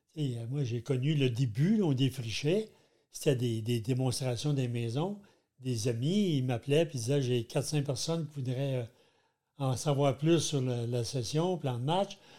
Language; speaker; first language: French; native; French